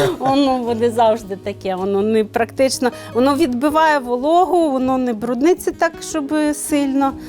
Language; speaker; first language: Ukrainian; non-native, local second language; Russian